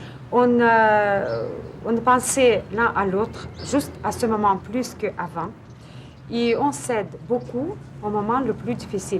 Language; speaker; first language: French; non-native, fluent; Russian